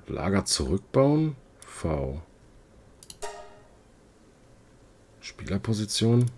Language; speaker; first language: German; native; German